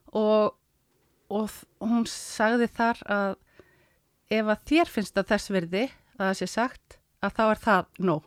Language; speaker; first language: Icelandic; native; Icelandic